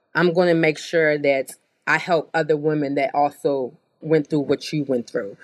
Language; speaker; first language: English; native; English